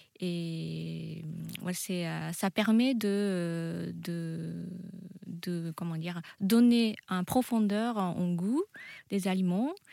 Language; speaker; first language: French; non-native, fluent; Japanese